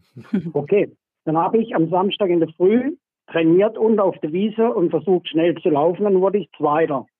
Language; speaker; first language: German; native; German